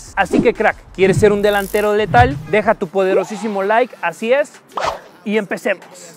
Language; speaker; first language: Spanish; native; Spanish